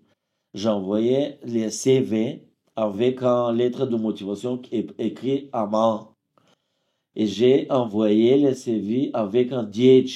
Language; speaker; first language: French; non-native, fluent; Bulgarian